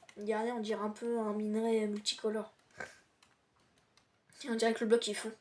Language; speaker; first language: French; native; French